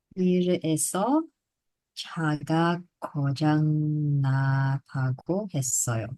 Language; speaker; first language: Korean; non-native, learner; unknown